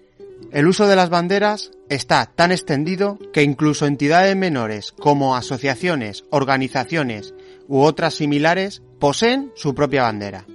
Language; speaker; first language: Spanish; native; Spanish